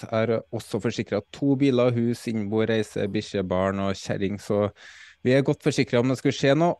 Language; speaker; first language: Norwegian; native; Norwegian